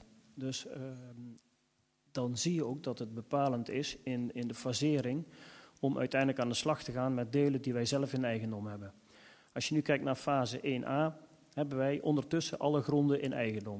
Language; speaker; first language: Dutch; native; Dutch